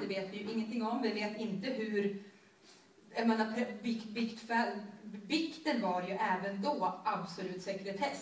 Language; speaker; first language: Swedish; native; Swedish